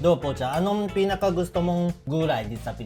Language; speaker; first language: Filipino; non-native, learner; Japanese